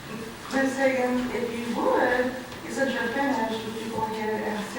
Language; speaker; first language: English; native; English